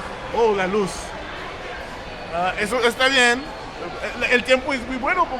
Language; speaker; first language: Spanish; non-native, learner; English